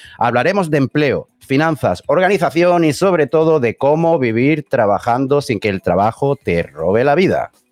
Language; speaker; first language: Spanish; native; Spanish